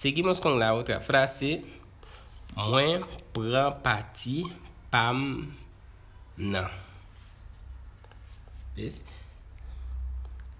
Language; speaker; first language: Spanish; non-native, fluent; Haitian Creole